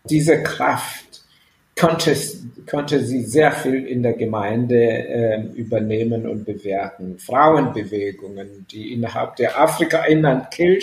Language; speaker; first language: German; non-native, fluent; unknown